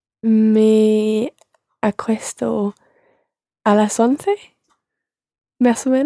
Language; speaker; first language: Spanish; non-native, learner; English